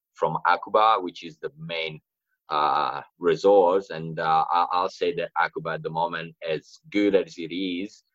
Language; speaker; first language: English; non-native, fluent; Italian